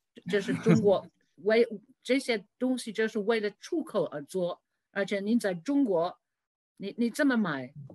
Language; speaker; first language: Chinese; non-native, fluent; English